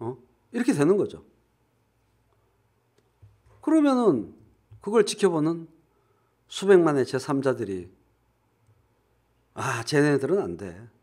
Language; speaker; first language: Korean; native; Korean